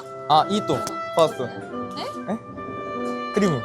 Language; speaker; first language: Japanese; non-native, learner; Korean